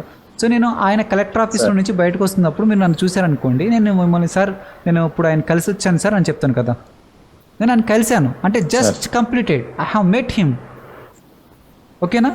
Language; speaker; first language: Telugu; native; Telugu